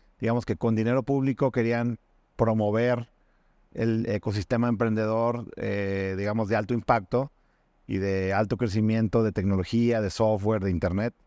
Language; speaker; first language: Spanish; native; Spanish